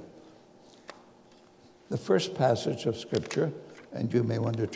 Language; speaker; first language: English; non-native, fluent; German